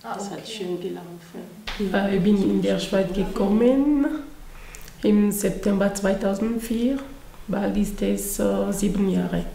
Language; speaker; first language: German; non-native, learner; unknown